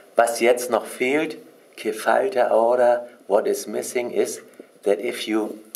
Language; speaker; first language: English; non-native, fluent; German